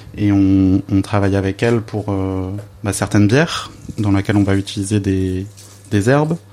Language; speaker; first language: French; native; French